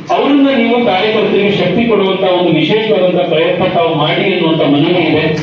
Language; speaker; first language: Kannada; native; Kannada